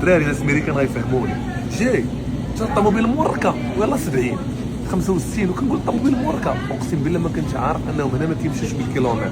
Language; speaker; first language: Arabic; native; Arabic